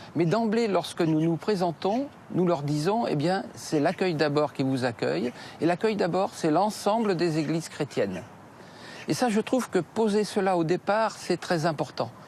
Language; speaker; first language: French; native; French